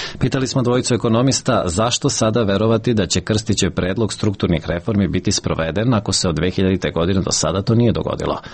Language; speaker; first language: Serbian; native; Serbian